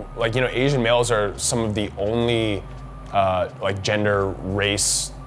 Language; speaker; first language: English; native; English